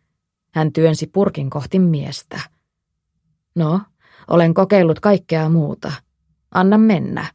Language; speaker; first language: Finnish; native; Finnish